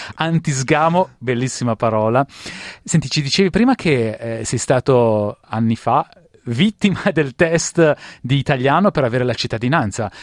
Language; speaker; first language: Italian; native; Italian